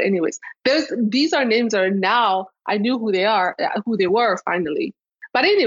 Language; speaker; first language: English; non-native, local second language; Kinyarwanda